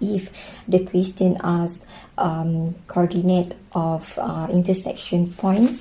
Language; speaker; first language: English; non-native, local second language; Malay